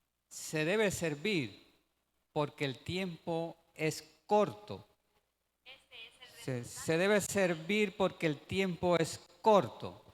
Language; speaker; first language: Spanish; native; Spanish